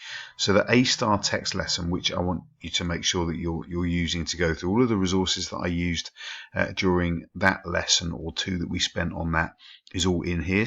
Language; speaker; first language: English; native; English